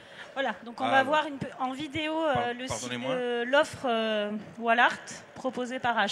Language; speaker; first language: French; native; French